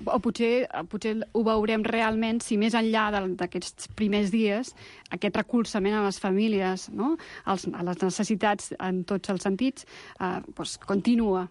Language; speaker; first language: Catalan; non-native, local second language; Spanish